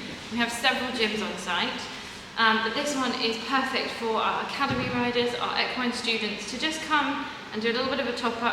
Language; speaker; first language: English; native; English